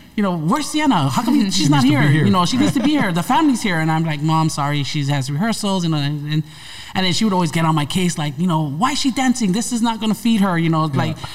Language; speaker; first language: English; native; English